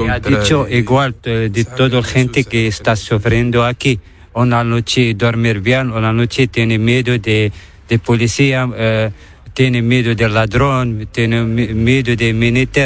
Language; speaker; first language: Spanish; non-native, learner; Arabic